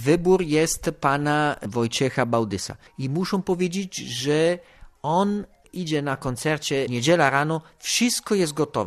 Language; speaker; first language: Polish; non-native, learner; Italian